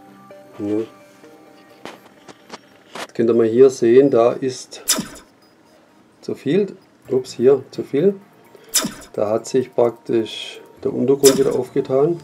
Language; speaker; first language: German; native; German